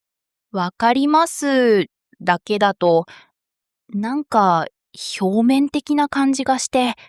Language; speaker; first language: Japanese; non-native, fluent; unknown